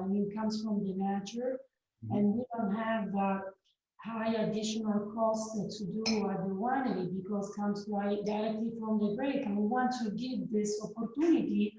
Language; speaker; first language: English; non-native, fluent; Italian